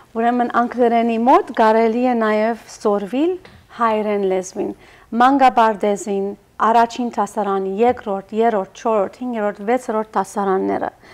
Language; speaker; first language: Armenian; early bilingual, heritage; Armenian